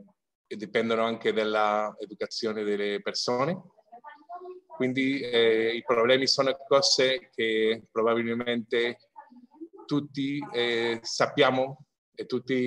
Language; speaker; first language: Italian; non-native, fluent; Spanish